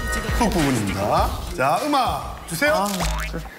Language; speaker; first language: Korean; native; Korean